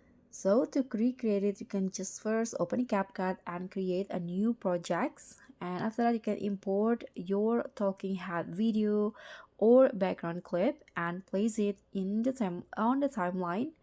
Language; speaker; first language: English; non-native, fluent; Indonesian